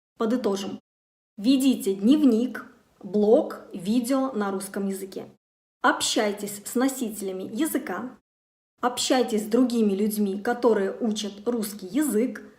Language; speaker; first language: Russian; native; Russian